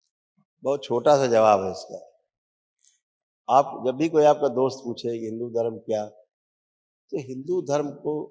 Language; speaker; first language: Hindi; native; Hindi